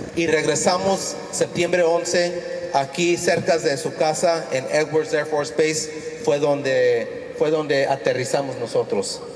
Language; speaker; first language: Spanish; early bilingual, heritage; Spanish